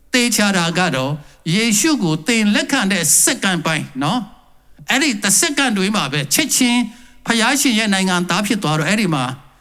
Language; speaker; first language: Burmese; non-native, local second language; Tedim Chin